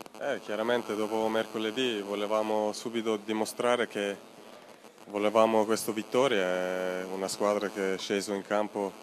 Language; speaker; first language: Italian; non-native, fluent; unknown